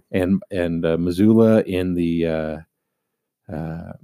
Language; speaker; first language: English; native; English